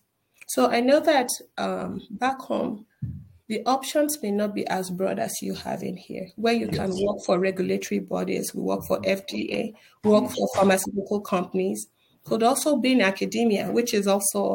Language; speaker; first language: English; non-native, local second language; Yoruba